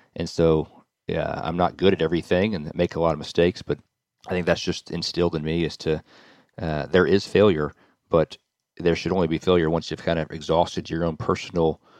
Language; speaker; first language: English; native; English